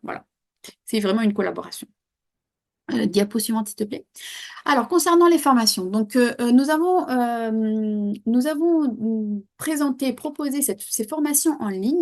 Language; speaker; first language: French; native; French